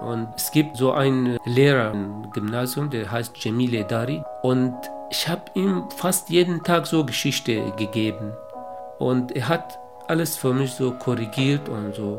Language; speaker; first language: German; non-native, local second language; Kurdish